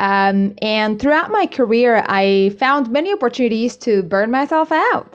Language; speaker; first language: English; native; English